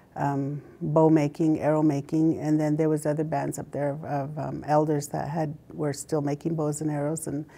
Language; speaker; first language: English; native; English